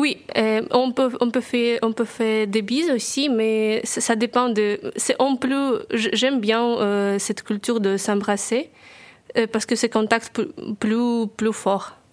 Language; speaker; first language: French; non-native, learner; Russian